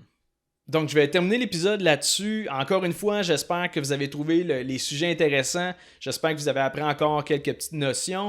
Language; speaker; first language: French; native; French